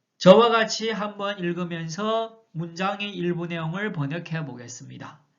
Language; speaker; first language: Korean; non-native, fluent; Chinese